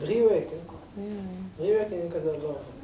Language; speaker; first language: Dutch; non-native, learner; Arabic